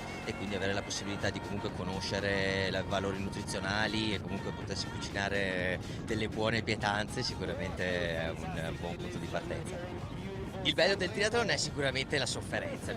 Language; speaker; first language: Italian; native; Italian